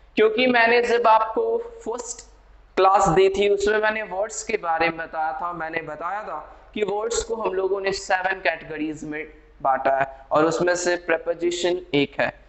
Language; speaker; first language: Hindi; native; Hindi